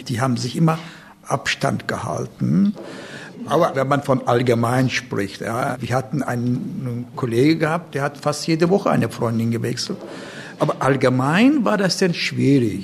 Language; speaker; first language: German; non-native, learner; Turkish